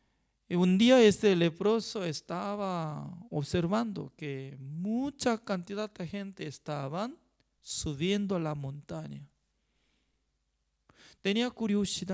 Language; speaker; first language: Spanish; non-native, fluent; Korean